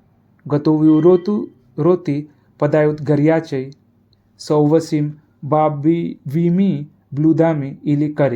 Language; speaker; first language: Russian; non-native, fluent; Hindi